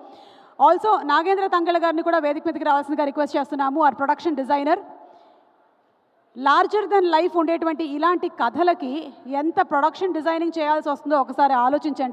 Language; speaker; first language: Telugu; native; Telugu